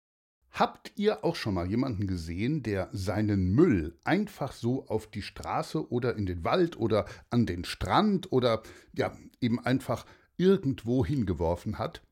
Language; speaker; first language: German; native; German